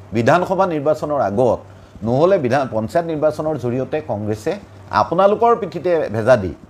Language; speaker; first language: Assamese; native; Assamese